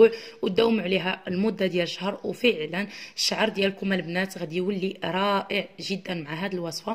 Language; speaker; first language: Arabic; native; Arabic